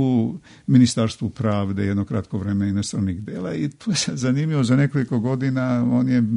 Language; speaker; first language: Serbian; native; Serbian